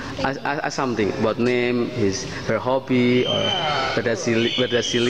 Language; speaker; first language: English; non-native, learner; Indonesian